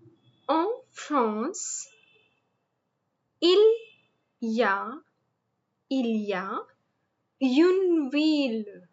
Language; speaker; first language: French; non-native, fluent; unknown